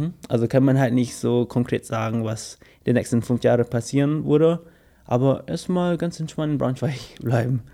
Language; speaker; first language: German; non-native, fluent; English